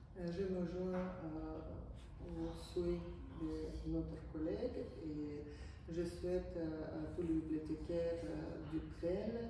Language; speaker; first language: French; non-native, fluent; Ukrainian